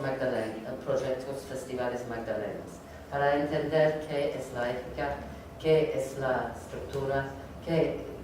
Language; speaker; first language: Spanish; non-native, learner; English